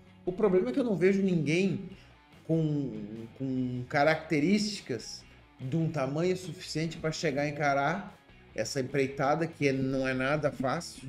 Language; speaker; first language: Portuguese; native; Portuguese